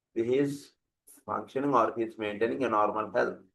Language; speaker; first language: English; non-native, local second language; Telugu